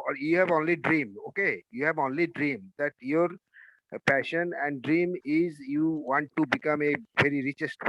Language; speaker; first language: English; non-native, learner; Hindi